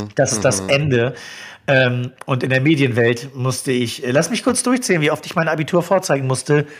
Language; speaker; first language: German; native; German